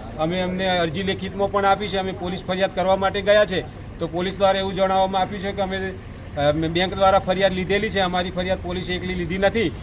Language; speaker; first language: Gujarati; native; Gujarati